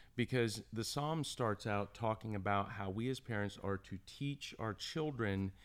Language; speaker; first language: English; native; English